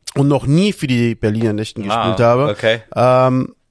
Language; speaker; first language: German; early bilingual, other home language; Portuguese